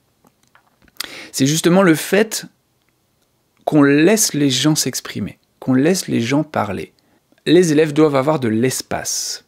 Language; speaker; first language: French; native; French